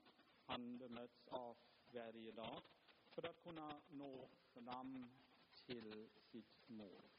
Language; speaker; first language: Swedish; non-native, fluent; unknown